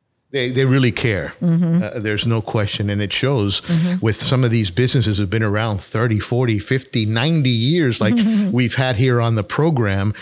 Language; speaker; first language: English; native; English